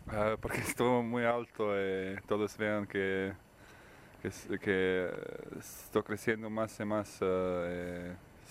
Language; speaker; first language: Spanish; non-native, learner; Bosnian